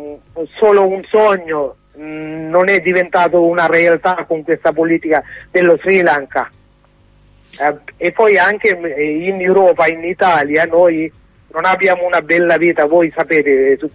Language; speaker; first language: Italian; non-native, learner; Sinhala